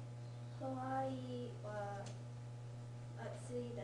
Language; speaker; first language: Japanese; non-native, learner; English